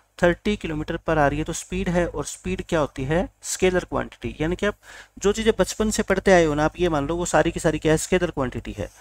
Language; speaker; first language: Hindi; native; Hindi